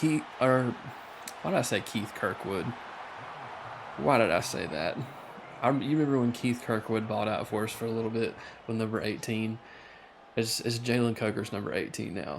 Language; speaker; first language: English; native; English